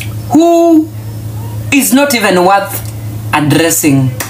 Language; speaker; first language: English; non-native, local second language; Luo (Kenya and Tanzania)